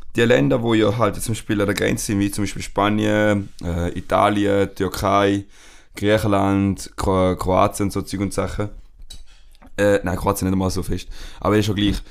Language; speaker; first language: German; non-native, fluent; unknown